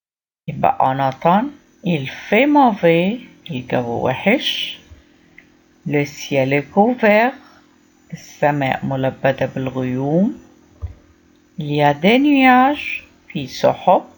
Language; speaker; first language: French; non-native, fluent; Arabic